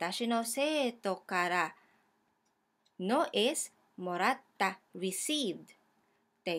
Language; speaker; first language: Japanese; non-native, fluent; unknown